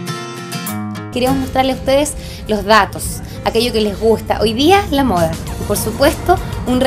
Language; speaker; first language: Spanish; native; Spanish